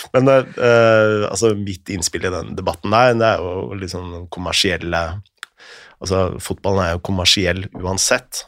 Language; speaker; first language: Norwegian; native; Norwegian